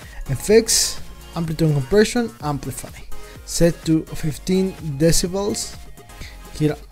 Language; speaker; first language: English; non-native, fluent; Spanish